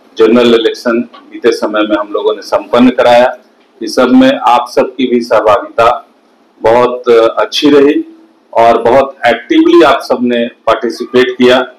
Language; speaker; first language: Hindi; native; Hindi